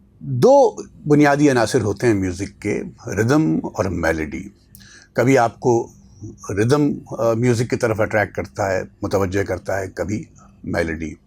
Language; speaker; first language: Urdu; native; Urdu